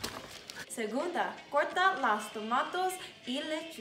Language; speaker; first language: Spanish; non-native, learner; English